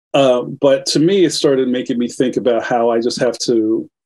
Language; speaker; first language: English; native; English